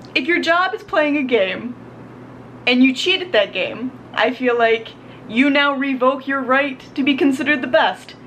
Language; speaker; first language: English; native; English